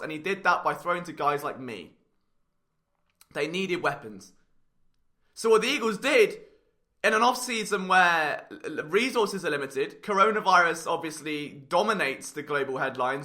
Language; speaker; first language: English; native; English